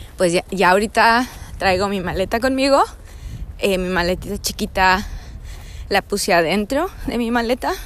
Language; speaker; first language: Spanish; early bilingual, heritage; Spanish